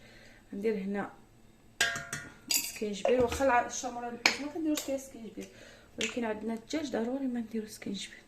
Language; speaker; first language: Arabic; native; Arabic